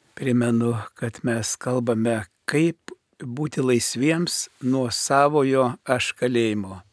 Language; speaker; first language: Lithuanian; native; Lithuanian